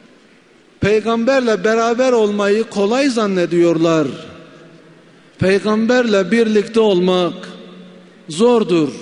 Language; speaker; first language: Turkish; native; Turkish